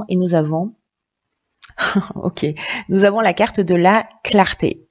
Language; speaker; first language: French; native; French